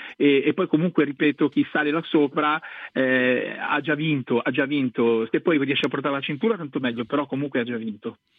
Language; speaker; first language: Italian; native; Italian